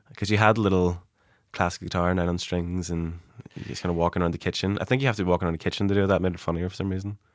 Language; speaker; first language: English; native; English